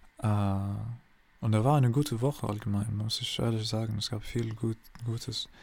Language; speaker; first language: German; non-native, learner; English